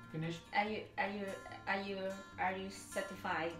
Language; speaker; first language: English; non-native, learner; Thai